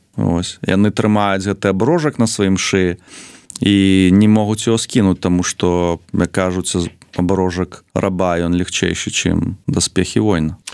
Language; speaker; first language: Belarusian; non-native, local second language; Russian